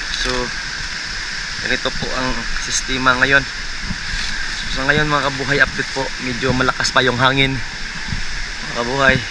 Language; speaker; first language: Filipino; non-native, local second language; Masbatenyo